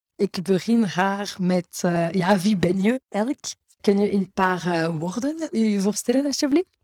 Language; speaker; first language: Dutch; non-native, fluent; French